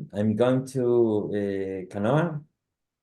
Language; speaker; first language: English; non-native, learner; Spanish